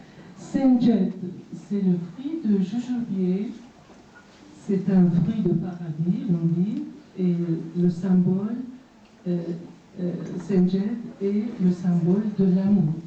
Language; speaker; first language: French; non-native, fluent; Persian